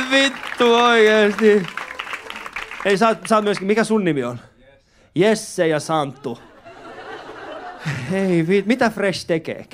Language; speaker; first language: Finnish; early bilingual, other home language; Persian